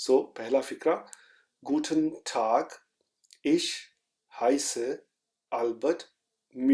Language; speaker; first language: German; non-native, fluent; Urdu